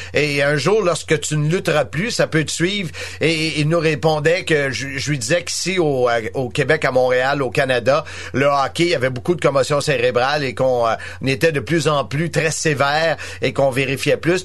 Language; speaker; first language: French; native; French